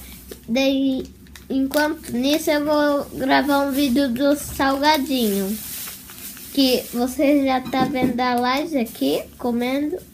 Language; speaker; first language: Portuguese; early bilingual, heritage; Portuguese